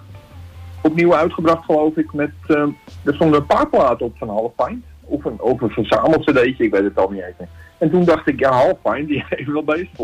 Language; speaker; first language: Dutch; native; Dutch